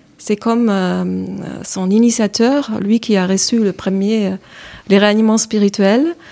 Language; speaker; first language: French; non-native, fluent; German